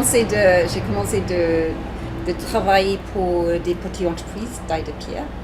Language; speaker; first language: French; non-native, learner; English